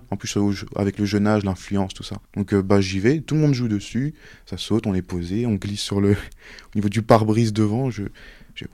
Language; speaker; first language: French; native; French